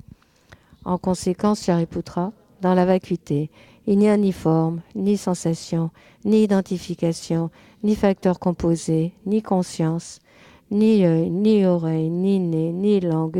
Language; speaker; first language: French; native; French